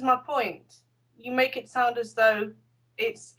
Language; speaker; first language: English; native; English